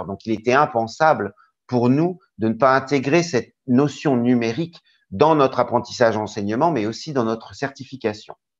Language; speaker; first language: French; native; French